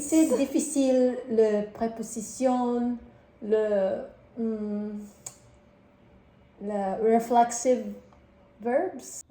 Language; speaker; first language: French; non-native, learner; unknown